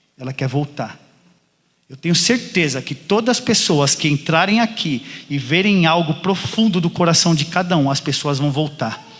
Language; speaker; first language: Portuguese; native; Portuguese